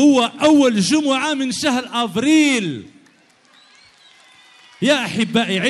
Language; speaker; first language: Arabic; native; Arabic